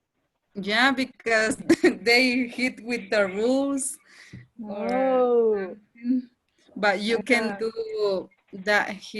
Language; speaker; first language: English; non-native, learner; Spanish